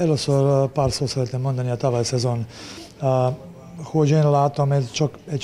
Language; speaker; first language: Hungarian; non-native, learner; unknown